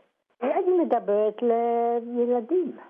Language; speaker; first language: Hebrew; non-native, fluent; Polish